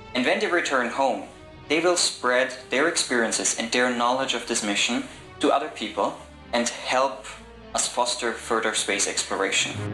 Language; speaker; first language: English; non-native, fluent; German